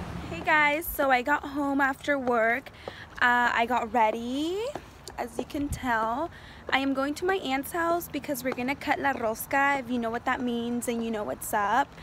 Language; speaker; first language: English; early bilingual, other home language; Spanish